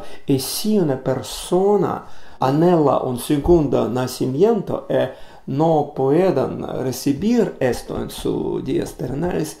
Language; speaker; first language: Spanish; non-native, learner; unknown